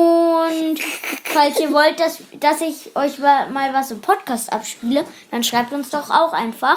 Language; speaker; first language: German; native; German